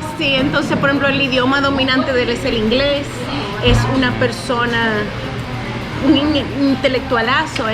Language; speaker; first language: Spanish; early bilingual, other home language; English